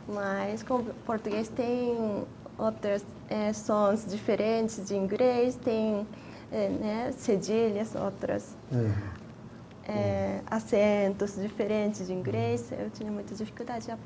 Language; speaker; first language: Portuguese; non-native, fluent; Japanese